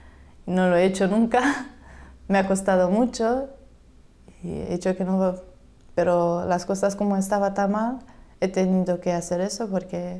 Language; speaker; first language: Spanish; non-native, fluent; Romanian